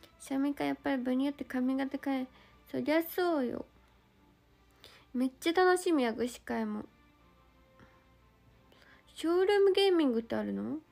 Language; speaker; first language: Japanese; native; Japanese